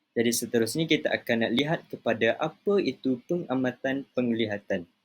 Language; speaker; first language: Malay; native; Malay